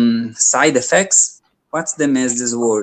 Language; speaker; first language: English; non-native, learner; Portuguese